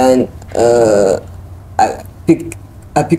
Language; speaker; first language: Indonesian; non-native, learner; Hausa